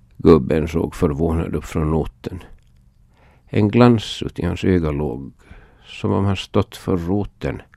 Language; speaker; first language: Swedish; native; Swedish